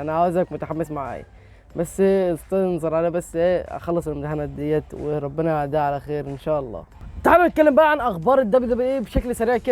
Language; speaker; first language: Arabic; native; Arabic